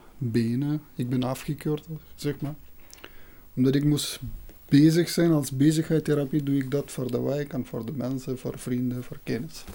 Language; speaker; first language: Dutch; non-native, fluent; Persian